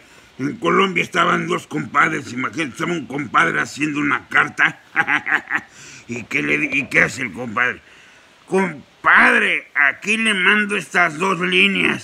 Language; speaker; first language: Spanish; native; Spanish